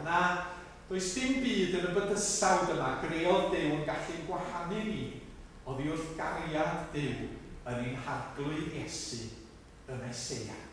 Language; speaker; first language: Welsh; native; Welsh